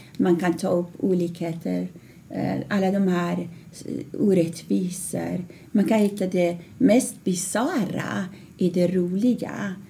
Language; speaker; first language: Swedish; non-native, fluent; Persian